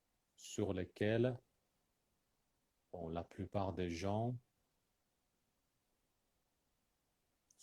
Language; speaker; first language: French; non-native, fluent; Persian